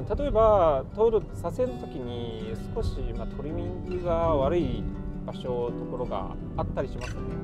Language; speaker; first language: Japanese; non-native, fluent; Chinese